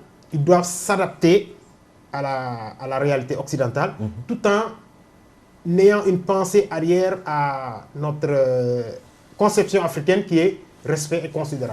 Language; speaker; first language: French; non-native, local second language; Wolof